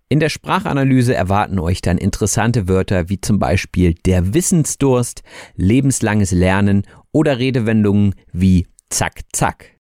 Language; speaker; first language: German; native; German